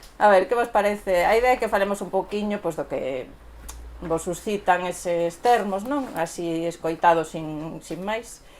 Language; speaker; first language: Galician; native; Galician